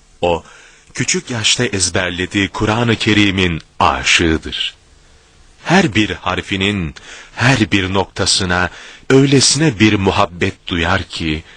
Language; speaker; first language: Turkish; native; Turkish